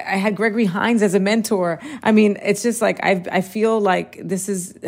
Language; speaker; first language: English; early bilingual, other home language; Spanish